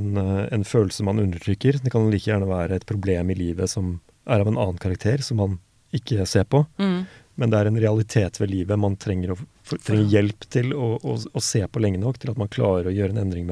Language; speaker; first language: Norwegian; native; Norwegian